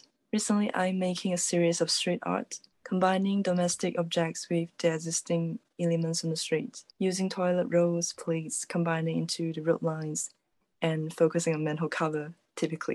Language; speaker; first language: English; non-native, local second language; Chinese